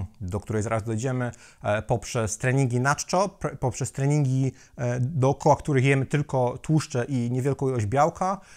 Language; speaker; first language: Polish; native; Polish